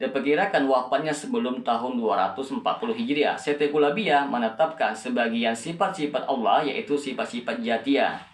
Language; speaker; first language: Indonesian; native; Indonesian